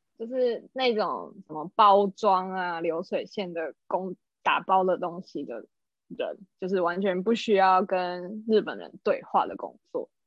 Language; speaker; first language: Chinese; native; Chinese